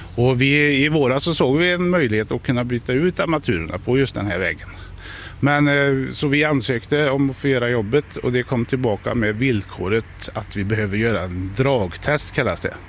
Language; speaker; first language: Swedish; native; Swedish